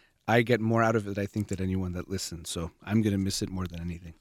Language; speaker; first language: English; early bilingual, other home language; Persian